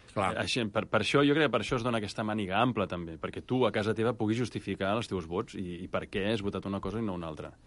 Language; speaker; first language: Catalan; native; Catalan